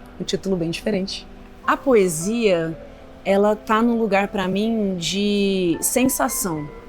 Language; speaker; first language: Portuguese; native; Portuguese